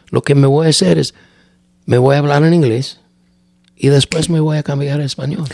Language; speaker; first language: Spanish; non-native, learner; English